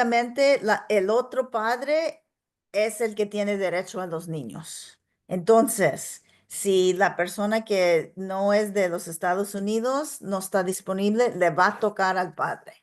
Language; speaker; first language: Spanish; non-native, local second language; English